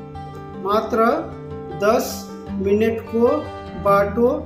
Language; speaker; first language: Nepali; non-native, fluent; Bangla